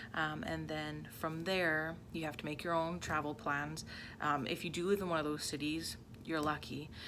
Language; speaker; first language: English; native; English